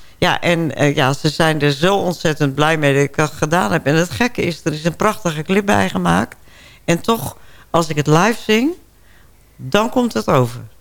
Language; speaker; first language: Dutch; native; Dutch